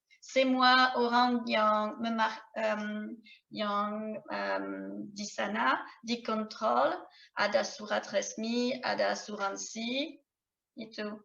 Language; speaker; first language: Indonesian; non-native, fluent; French